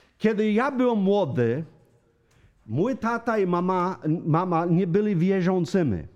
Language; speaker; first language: Polish; non-native, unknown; English